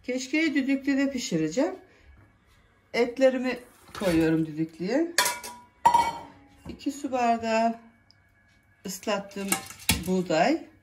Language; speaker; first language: Turkish; native; Turkish